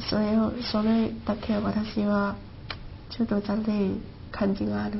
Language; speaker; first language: Japanese; non-native, learner; Chinese